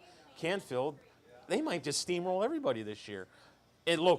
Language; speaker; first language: English; native; English